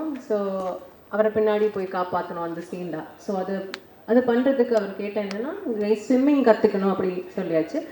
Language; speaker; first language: Tamil; non-native, learner; Malayalam